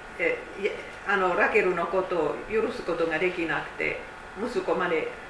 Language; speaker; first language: Japanese; non-native, fluent; Finnish